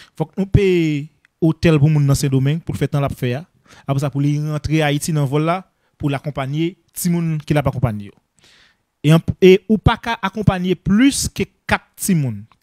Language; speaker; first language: French; non-native, local second language; Haitian Creole